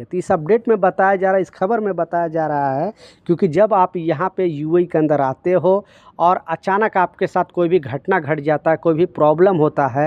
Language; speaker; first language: Hindi; native; Hindi